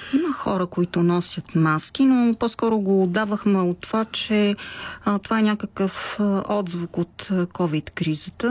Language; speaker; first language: Bulgarian; native; Bulgarian